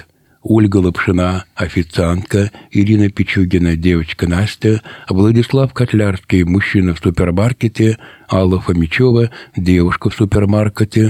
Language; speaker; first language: Russian; native; Russian